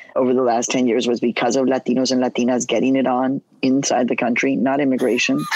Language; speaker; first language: English; early bilingual, other home language; Spanish